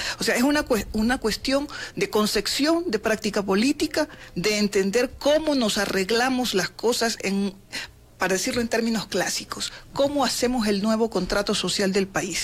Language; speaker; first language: Spanish; native; Spanish